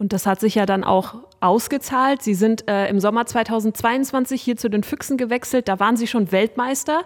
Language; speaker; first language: German; native; German